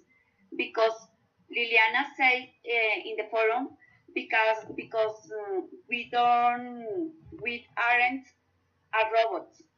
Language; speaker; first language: English; non-native, learner; Spanish